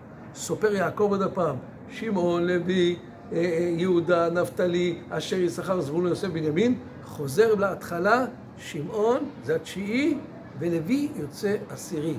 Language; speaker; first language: Hebrew; native; Hebrew